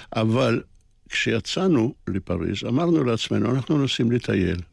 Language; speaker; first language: Hebrew; early bilingual, other home language; Polish